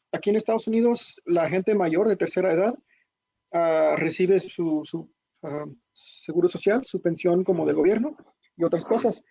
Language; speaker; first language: Spanish; early bilingual, heritage; Spanish